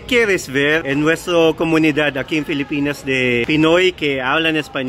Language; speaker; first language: Spanish; non-native, fluent; Filipino